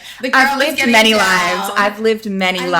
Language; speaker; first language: English; native; English